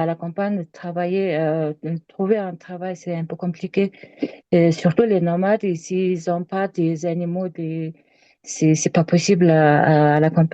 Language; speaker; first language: French; non-native, learner; Mongolian